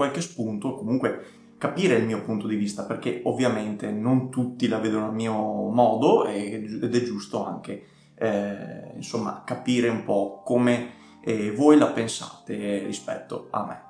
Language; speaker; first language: Italian; native; Italian